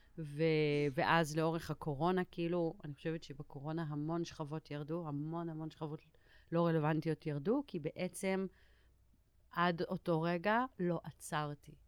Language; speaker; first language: Hebrew; native; Hebrew